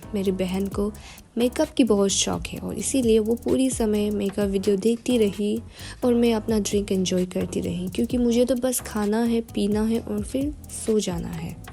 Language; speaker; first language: Hindi; non-native, local second language; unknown